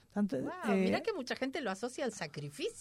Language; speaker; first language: Spanish; native; Spanish